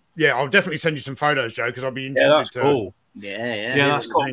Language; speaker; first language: English; native; English